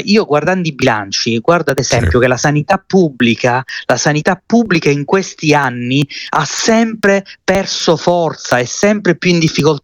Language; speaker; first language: Italian; native; Italian